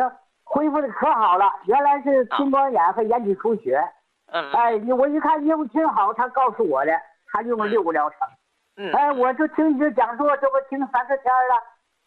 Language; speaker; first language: Chinese; native; Chinese